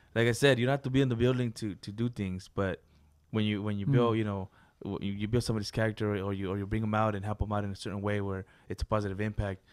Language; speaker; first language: English; early bilingual, other home language; Spanish